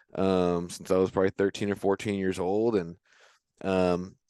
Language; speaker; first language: English; native; English